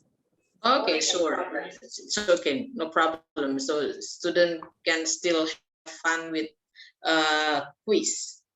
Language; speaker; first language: English; non-native, fluent; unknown